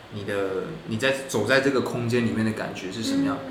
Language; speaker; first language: Chinese; native; Chinese